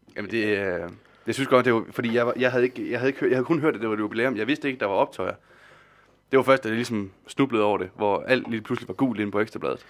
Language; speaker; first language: Danish; native; Danish